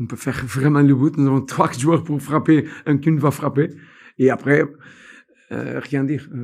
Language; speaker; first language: French; non-native, fluent; Portuguese